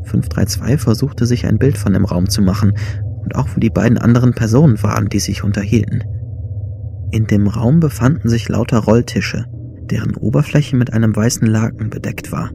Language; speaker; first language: German; native; German